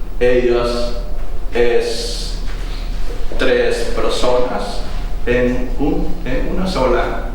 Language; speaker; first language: Spanish; non-native, fluent; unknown